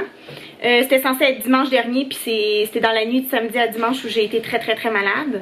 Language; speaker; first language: French; native; French